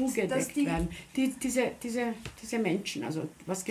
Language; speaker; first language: German; non-native, local second language; Romany